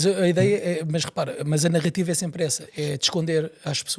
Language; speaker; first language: Portuguese; native; Portuguese